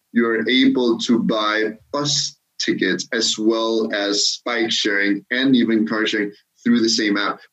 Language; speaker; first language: English; non-native, fluent; Danish